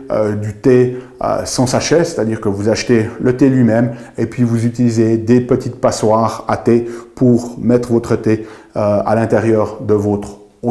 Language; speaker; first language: French; native; French